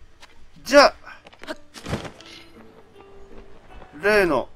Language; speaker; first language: Japanese; native; Japanese